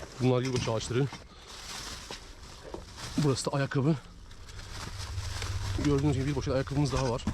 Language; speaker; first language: Turkish; native; Turkish